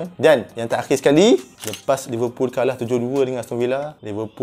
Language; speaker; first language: Malay; native; Malay